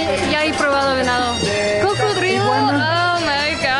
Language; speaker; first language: Spanish; non-native, learner; English